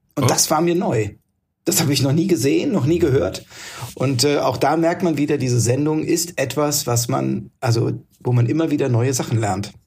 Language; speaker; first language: German; native; German